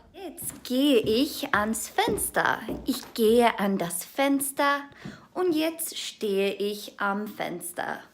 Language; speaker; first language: German; non-native, fluent; English